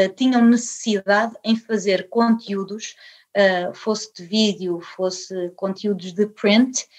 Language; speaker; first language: Portuguese; early bilingual, other home language; English